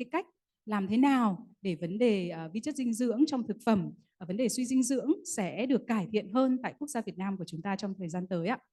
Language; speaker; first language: Vietnamese; native; Vietnamese